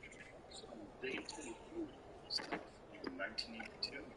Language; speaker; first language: English; native; English